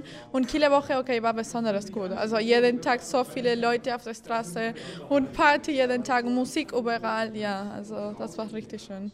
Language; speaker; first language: German; non-native, fluent; Spanish